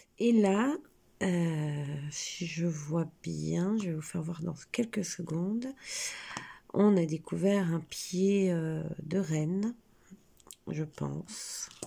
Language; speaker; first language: French; native; French